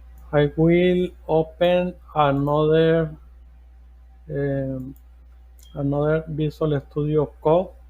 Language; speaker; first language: English; non-native, learner; Spanish